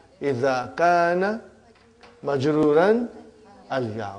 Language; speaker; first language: Arabic; non-native, fluent; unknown